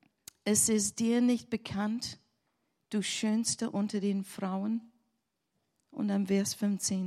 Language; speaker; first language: German; non-native, learner; English